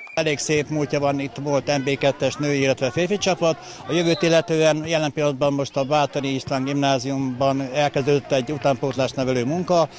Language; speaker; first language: Hungarian; native; Hungarian